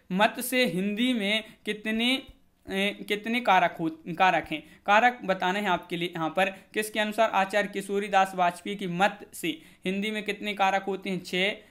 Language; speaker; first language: Hindi; native; Hindi